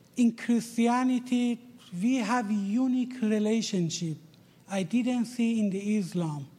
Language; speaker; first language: English; non-native, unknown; Persian